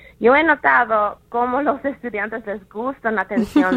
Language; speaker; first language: Spanish; early bilingual, heritage; Spanish